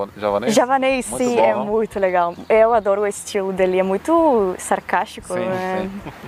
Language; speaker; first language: Portuguese; non-native, fluent; Macedonian